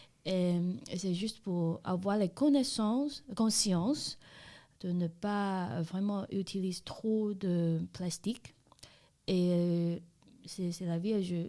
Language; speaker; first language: French; non-native, learner; Chinese